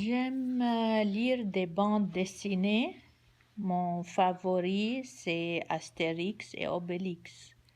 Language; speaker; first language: French; non-native, local second language; Arabic